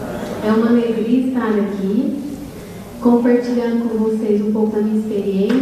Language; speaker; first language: Portuguese; native; Portuguese